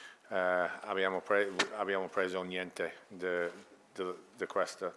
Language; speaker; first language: Italian; non-native, learner; English